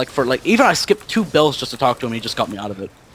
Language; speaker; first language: English; native; English